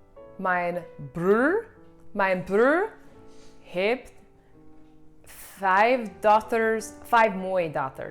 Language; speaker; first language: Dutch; non-native, learner; English